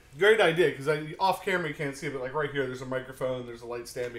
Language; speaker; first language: English; native; English